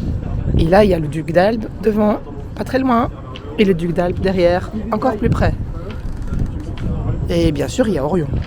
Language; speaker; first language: French; native; French